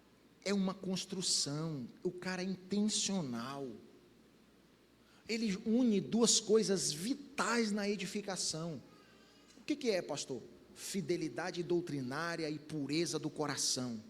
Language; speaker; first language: Portuguese; native; Portuguese